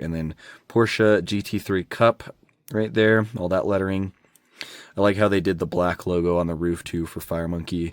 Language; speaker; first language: English; native; English